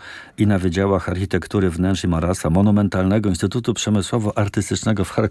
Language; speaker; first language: Polish; native; Polish